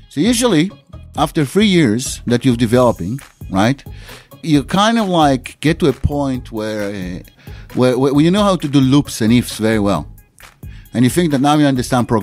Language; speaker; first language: English; non-native, fluent; Hebrew